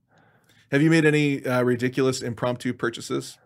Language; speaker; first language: English; native; English